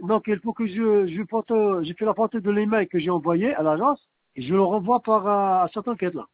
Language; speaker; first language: French; non-native, fluent; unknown